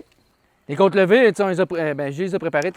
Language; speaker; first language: French; native; French